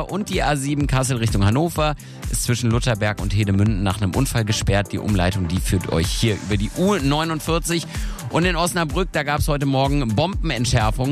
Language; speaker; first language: German; native; German